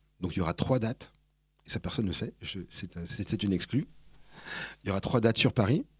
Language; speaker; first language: French; early bilingual, other home language; Spanish